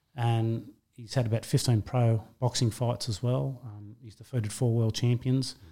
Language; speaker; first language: English; native; English